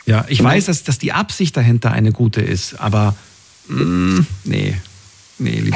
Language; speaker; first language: German; native; German